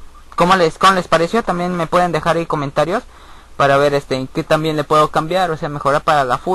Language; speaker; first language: Spanish; native; Spanish